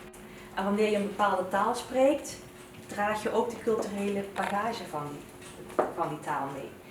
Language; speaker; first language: Dutch; early bilingual, other home language; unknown